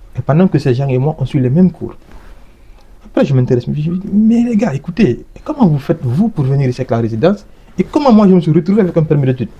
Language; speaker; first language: French; non-native, local second language; Fula